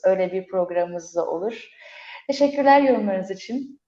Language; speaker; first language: Turkish; native; Turkish